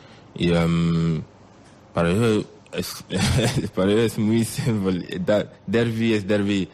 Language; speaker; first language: Spanish; non-native, learner; French